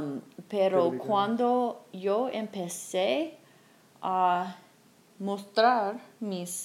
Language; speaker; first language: Spanish; non-native, learner; English